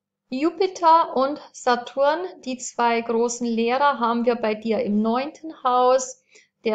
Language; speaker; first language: German; native; German